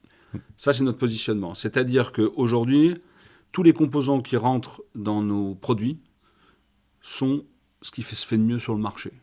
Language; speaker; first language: French; native; French